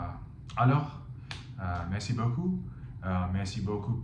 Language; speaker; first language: French; non-native, fluent; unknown